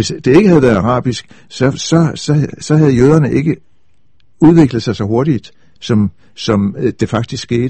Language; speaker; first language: Danish; native; Danish